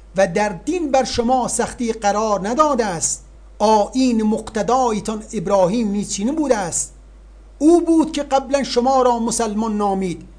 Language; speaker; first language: Persian; native; Persian